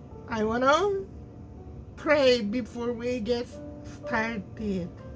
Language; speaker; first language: English; non-native, fluent; Korean